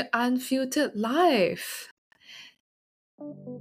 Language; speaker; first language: English; non-native, local second language; Chinese